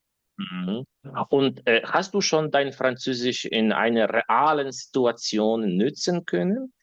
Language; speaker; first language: German; non-native, fluent; Polish